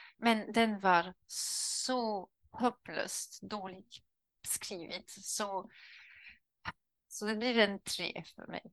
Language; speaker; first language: Swedish; non-native, learner; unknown